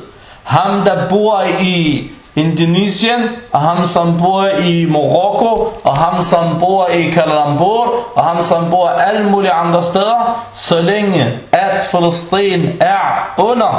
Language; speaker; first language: Danish; early bilingual, other home language; Arabic